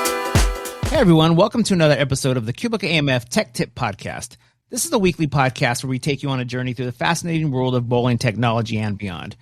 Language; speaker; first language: English; native; English